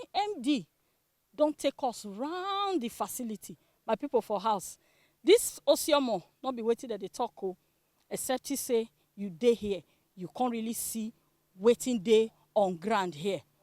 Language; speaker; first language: Nigerian Pidgin; native; Nigerian Pidgin